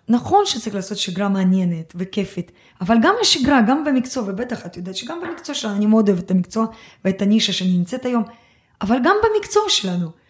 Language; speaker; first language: Hebrew; early bilingual, other home language; Russian